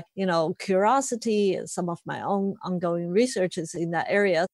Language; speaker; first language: English; non-native, fluent; Chinese